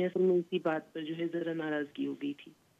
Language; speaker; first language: Hindi; native; Hindi